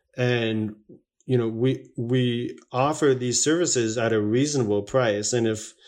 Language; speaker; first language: English; native; English